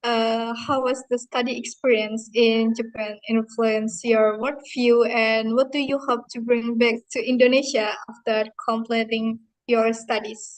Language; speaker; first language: English; non-native, learner; Indonesian